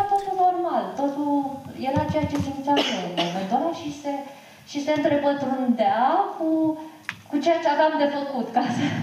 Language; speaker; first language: Romanian; native; Romanian